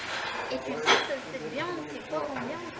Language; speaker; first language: French; non-native, fluent; Vietnamese